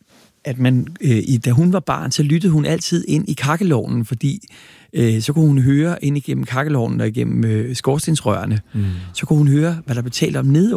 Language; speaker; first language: Danish; native; Danish